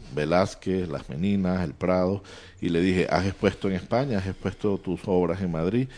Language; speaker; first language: Spanish; native; Spanish